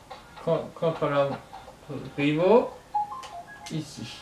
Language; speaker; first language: French; native; French